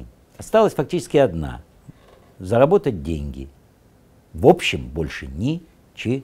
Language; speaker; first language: Russian; native; Russian